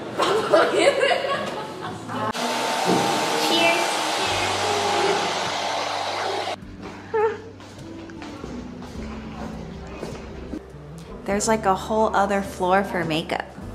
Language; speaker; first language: English; native; English